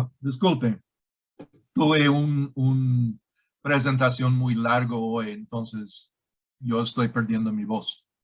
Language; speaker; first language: Spanish; non-native, learner; English